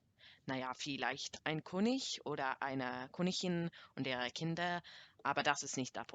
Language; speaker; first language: German; non-native, learner; English